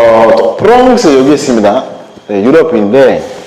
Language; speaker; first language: Korean; non-native, learner; French